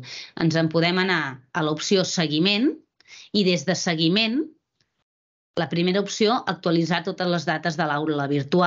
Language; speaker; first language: Catalan; native; Catalan